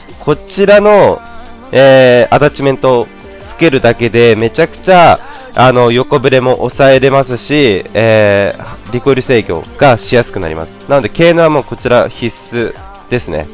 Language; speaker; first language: Japanese; native; Japanese